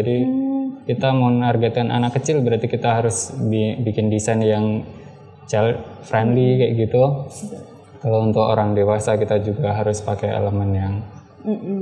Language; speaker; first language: Indonesian; native; Indonesian